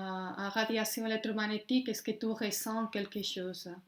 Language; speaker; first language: French; non-native, fluent; Spanish